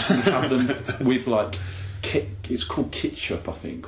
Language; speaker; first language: English; native; English